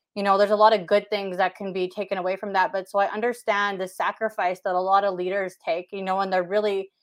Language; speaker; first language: English; native; English